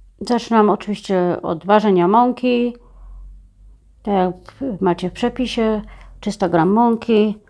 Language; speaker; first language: Polish; native; Polish